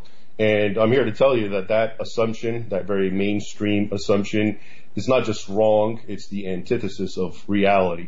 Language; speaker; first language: English; native; English